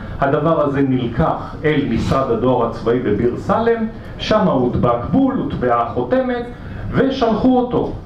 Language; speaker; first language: Hebrew; native; Hebrew